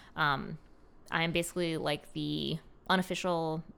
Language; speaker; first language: English; native; English